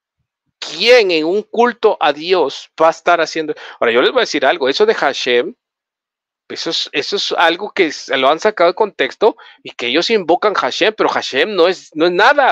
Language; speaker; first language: Spanish; native; Spanish